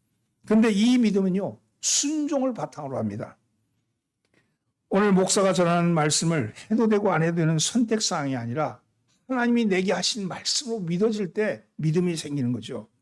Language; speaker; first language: Korean; native; Korean